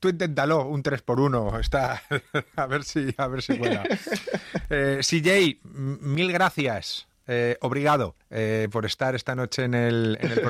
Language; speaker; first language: Spanish; native; Spanish